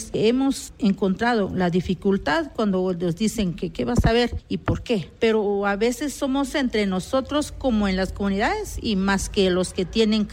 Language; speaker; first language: Spanish; non-native, local second language; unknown